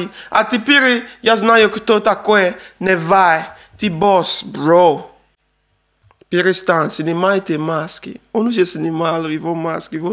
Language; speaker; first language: Russian; non-native, learner; Arabic